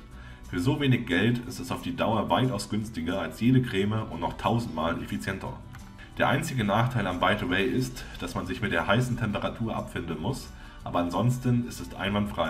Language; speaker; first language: German; native; German